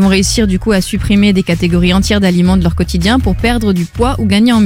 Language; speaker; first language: French; native; French